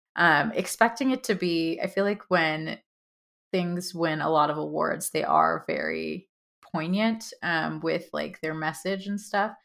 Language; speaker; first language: English; early bilingual, other home language; Hindi